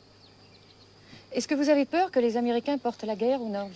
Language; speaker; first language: French; native; French